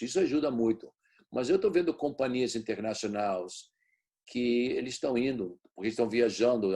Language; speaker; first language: Portuguese; early bilingual, heritage; Portuguese